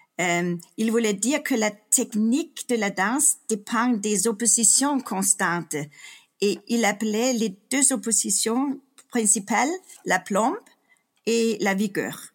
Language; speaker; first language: French; non-native, fluent; Danish